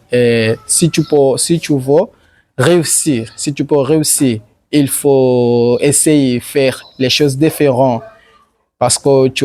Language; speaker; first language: French; non-native, learner; Swahili